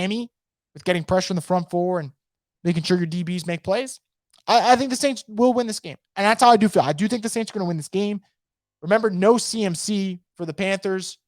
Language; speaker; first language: English; native; English